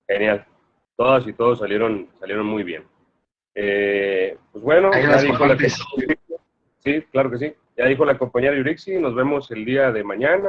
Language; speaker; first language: Spanish; native; Spanish